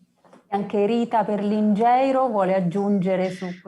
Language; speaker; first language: Italian; native; Italian